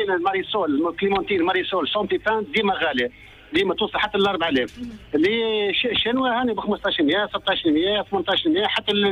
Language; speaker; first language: Arabic; native; Arabic